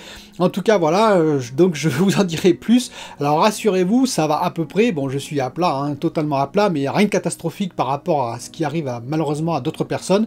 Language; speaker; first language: French; native; French